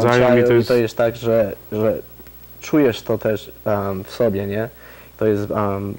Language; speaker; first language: Polish; early bilingual, heritage; Polish